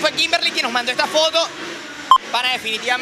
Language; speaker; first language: Spanish; native; Spanish